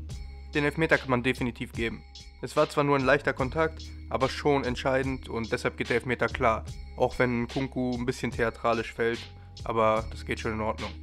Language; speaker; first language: German; native; German